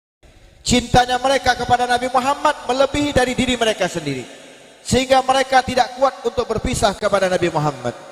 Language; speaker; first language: Indonesian; native; Indonesian